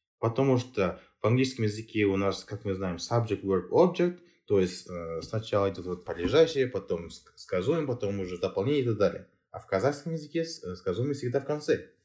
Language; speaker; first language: Russian; non-native, local second language; Kazakh